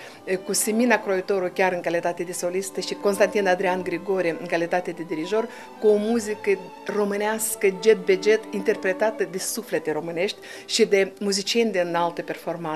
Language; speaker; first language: Romanian; native; Romanian